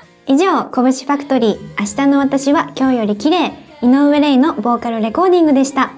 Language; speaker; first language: Japanese; native; Japanese